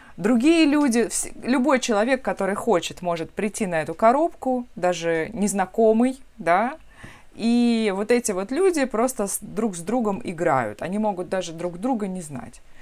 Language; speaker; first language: Russian; native; Russian